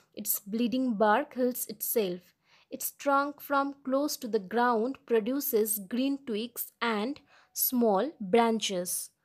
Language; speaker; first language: English; non-native, local second language; Bangla